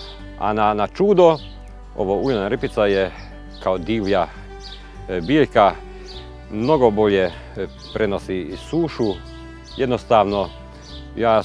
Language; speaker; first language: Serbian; non-native, local second language; Hungarian